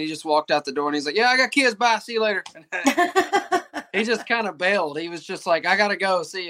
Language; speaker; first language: English; native; English